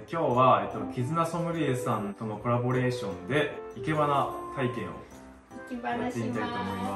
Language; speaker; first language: Japanese; native; Japanese